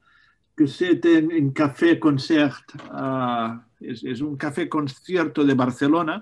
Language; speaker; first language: French; non-native, learner; Spanish